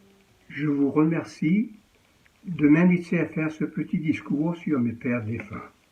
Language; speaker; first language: French; early bilingual, heritage; French